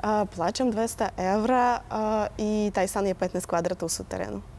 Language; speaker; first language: Croatian; non-native, fluent; Russian